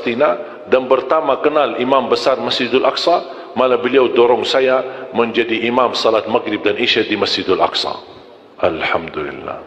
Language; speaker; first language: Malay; non-native, fluent; Arabic